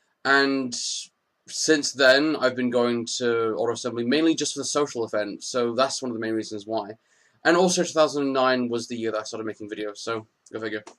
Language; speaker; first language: English; native; English